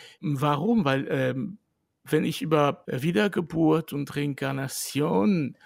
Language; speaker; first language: German; non-native, fluent; French